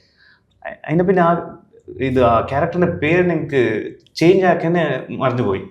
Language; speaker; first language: Malayalam; non-native, learner; Tulu